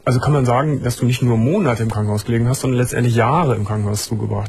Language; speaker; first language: German; native; German